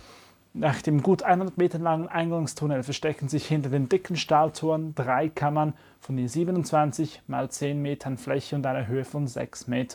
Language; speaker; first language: German; native; German